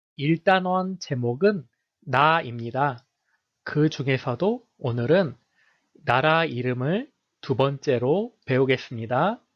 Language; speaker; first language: Korean; native; Korean